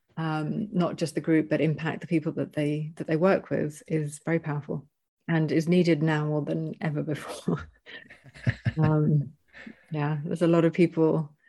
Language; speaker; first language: English; native; English